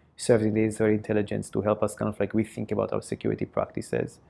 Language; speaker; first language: English; non-native, fluent; Hebrew